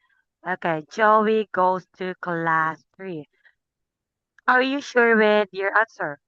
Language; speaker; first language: English; non-native, fluent; Filipino